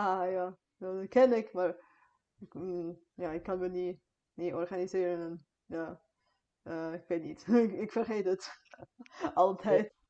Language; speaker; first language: Dutch; non-native, fluent; Bulgarian